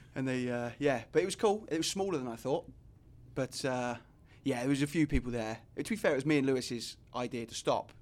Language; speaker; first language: English; native; English